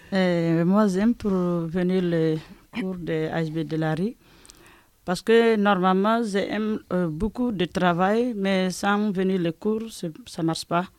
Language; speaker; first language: French; non-native, learner; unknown